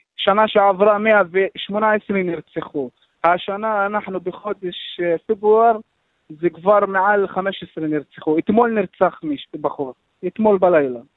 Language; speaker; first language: Hebrew; non-native, local second language; Arabic